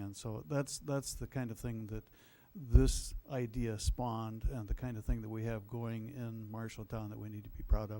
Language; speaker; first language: English; native; English